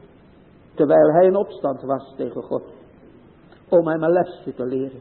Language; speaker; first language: Dutch; native; Dutch